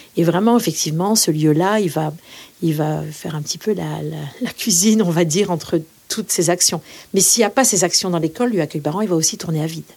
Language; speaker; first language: French; native; French